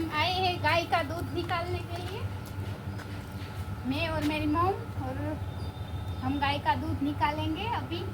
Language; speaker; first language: Hindi; non-native, local second language; Gujarati